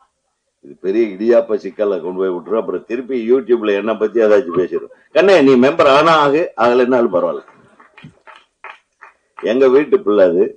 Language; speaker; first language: Tamil; native; Tamil